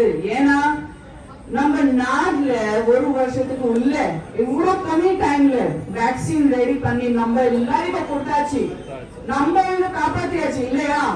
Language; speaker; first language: Tamil; non-native, fluent; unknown